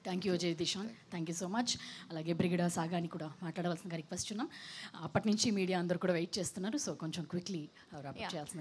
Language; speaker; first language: Telugu; native; Telugu